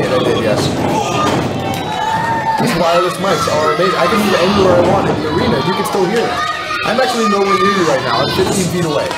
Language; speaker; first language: English; native; English